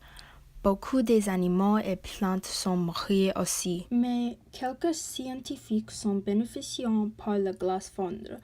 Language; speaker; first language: French; non-native, learner; English